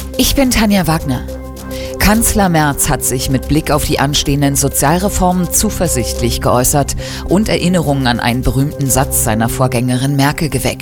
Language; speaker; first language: German; native; German